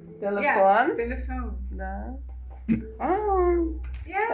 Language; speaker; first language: Dutch; non-native, learner; Ukrainian